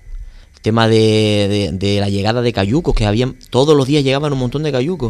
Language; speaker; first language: Spanish; native; Spanish